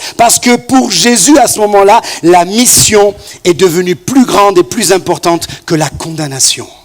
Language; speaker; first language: French; native; French